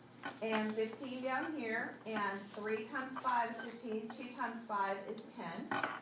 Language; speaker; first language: English; native; English